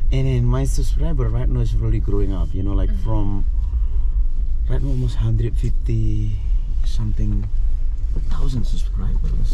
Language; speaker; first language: English; non-native, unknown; Indonesian